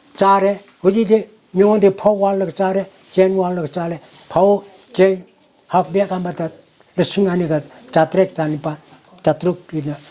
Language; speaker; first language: Manipuri; non-native, local second language; Tangkhul Naga (India)